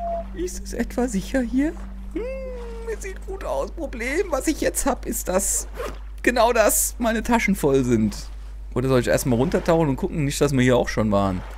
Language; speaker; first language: German; native; German